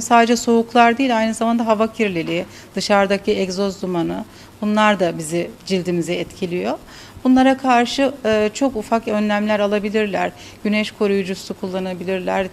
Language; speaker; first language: Turkish; native; Turkish